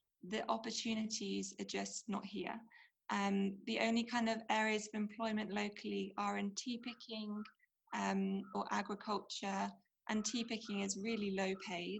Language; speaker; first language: English; native; English